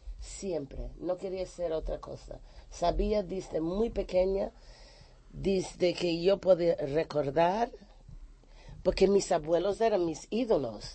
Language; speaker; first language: Spanish; non-native, fluent; English